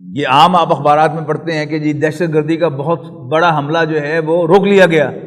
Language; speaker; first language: Urdu; non-native, local second language; Punjabi